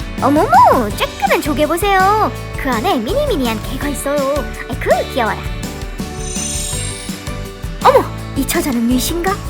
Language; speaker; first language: Korean; native; Korean